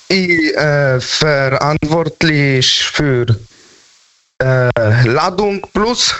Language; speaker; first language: German; non-native, learner; Polish